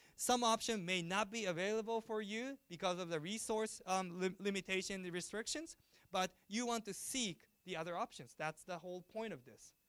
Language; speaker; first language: English; non-native, fluent; Japanese